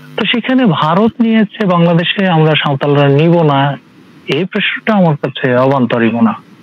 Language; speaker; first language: Bangla; non-native, local second language; Santali